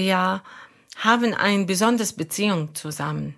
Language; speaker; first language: German; non-native, fluent; Arabic